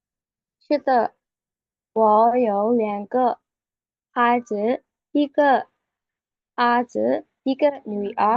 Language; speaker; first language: Chinese; non-native, learner; Burmese